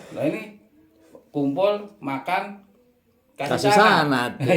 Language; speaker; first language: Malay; non-native, local second language; Javanese